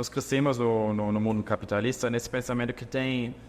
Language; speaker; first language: Portuguese; non-native, fluent; German